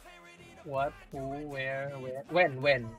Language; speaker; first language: English; non-native, learner; Indonesian